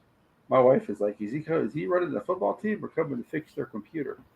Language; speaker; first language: English; native; English